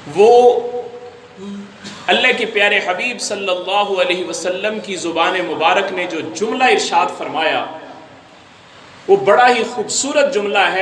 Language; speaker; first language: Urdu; non-native, local second language; Punjabi